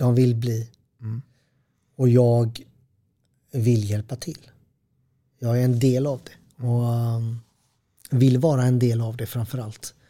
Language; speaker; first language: Swedish; early bilingual, other home language; Serbian